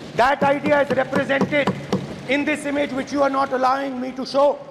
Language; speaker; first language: English; non-native, local second language; Hindi